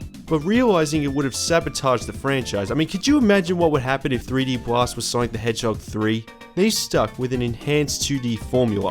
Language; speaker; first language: English; native; English